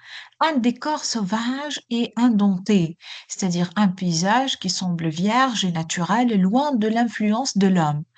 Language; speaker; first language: French; non-native, local second language; Arabic